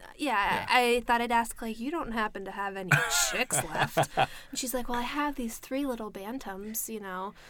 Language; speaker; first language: English; native; English